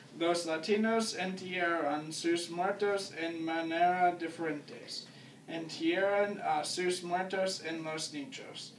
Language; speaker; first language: Spanish; non-native, learner; English